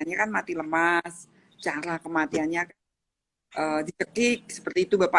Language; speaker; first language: Indonesian; native; Indonesian